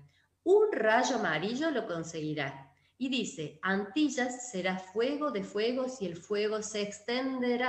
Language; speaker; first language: Spanish; native; Spanish